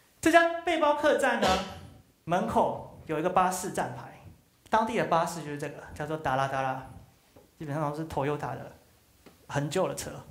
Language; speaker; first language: Chinese; native; Chinese